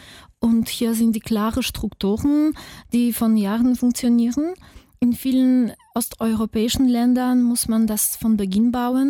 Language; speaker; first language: German; non-native, fluent; Polish